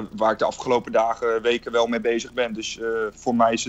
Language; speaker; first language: Dutch; native; Dutch